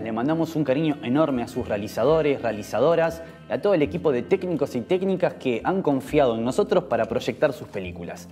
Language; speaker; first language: Spanish; native; Spanish